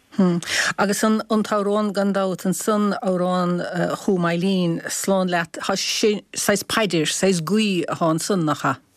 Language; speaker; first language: Irish; native; Irish